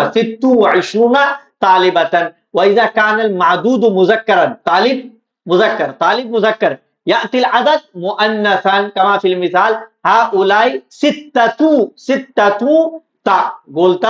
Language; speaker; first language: Arabic; non-native, fluent; Urdu